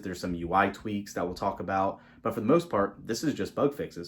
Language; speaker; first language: English; native; English